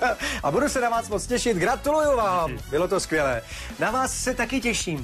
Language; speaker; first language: Czech; native; Czech